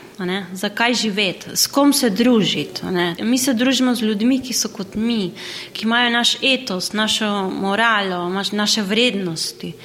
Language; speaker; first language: Slovenian; early bilingual, heritage; Slovenian